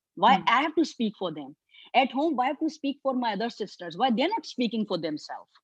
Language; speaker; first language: English; non-native, local second language; Hindi